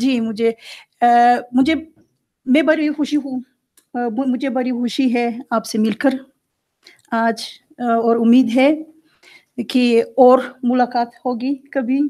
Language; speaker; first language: Hindi; non-native, fluent; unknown